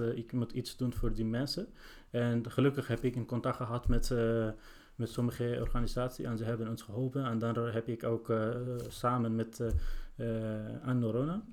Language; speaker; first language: Dutch; non-native, learner; Arabic